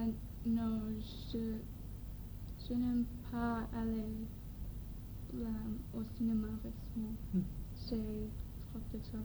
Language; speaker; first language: French; non-native, learner; English